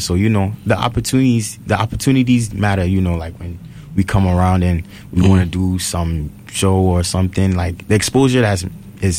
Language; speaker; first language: English; native; English